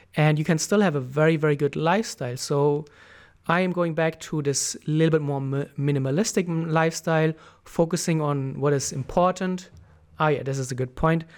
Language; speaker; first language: English; non-native, fluent; German